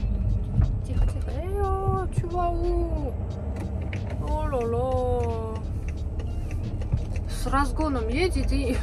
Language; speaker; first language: Russian; native; Russian